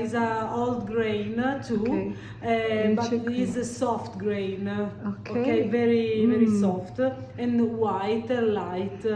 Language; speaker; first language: English; non-native, learner; Italian